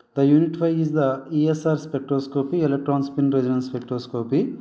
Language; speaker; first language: English; non-native, local second language; Telugu